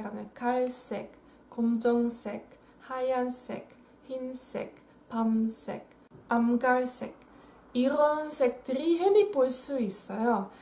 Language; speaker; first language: Korean; non-native, fluent; Dutch